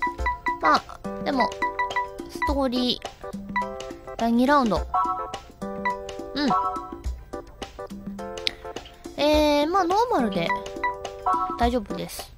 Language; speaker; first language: Japanese; native; Japanese